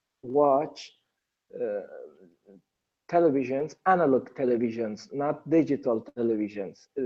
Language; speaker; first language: English; non-native, learner; Persian